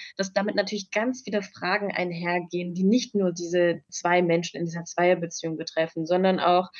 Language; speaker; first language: German; native; German